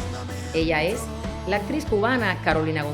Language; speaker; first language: Spanish; native; Spanish